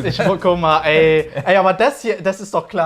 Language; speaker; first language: German; native; German